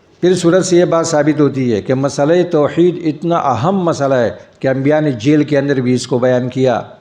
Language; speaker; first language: Urdu; non-native, local second language; Pashto